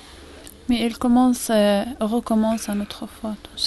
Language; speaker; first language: French; non-native, learner; Arabic